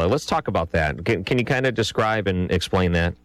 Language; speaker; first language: English; native; English